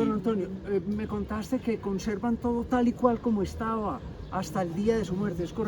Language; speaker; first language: Spanish; native; Spanish